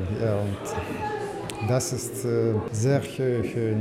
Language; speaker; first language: German; non-native, learner; Russian